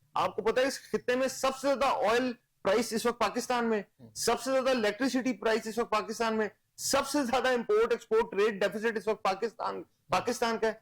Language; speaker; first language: Urdu; non-native, local second language; Punjabi